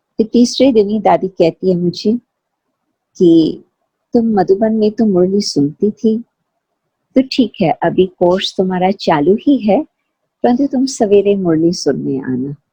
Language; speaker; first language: Hindi; non-native, fluent; Sindhi